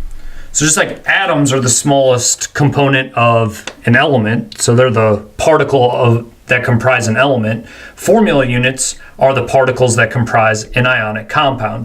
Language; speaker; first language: English; native; English